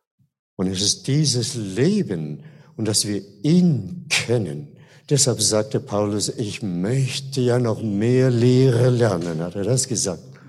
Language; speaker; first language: German; non-native, fluent; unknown